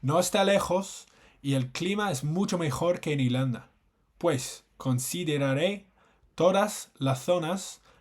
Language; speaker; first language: Spanish; non-native, fluent; English